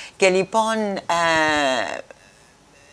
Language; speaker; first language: Greek; early bilingual, heritage; Greek